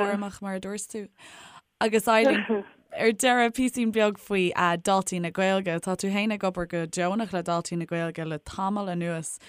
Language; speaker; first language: Irish; native; Irish